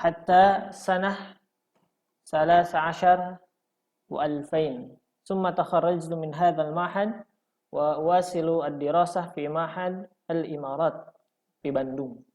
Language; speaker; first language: Arabic; non-native, fluent; Indonesian